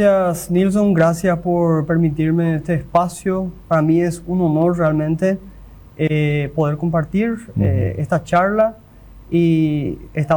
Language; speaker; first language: Spanish; native; Spanish